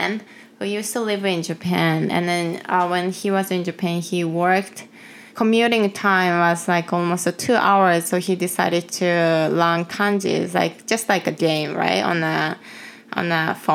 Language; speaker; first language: English; non-native, fluent; Japanese